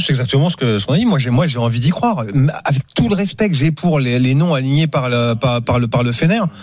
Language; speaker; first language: French; native; French